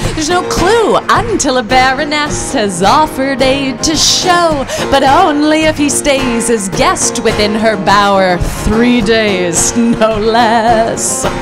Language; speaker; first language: English; native; English